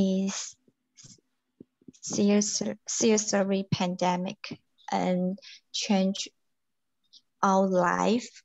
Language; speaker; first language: English; non-native, learner; Chinese